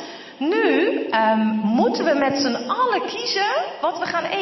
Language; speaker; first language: Dutch; native; Dutch